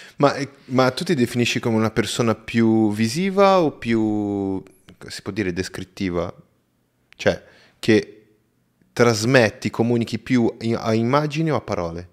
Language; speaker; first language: Italian; native; Italian